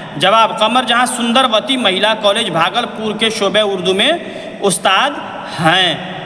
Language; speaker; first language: Urdu; native; Urdu